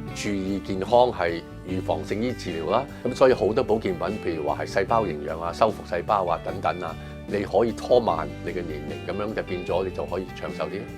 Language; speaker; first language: Cantonese; early bilingual, heritage; Cantonese